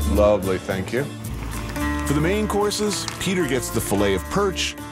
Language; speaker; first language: English; native; English